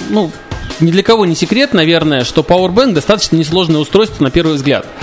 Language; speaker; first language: Russian; native; Russian